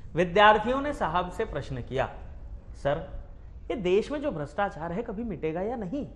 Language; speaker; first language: Hindi; native; Hindi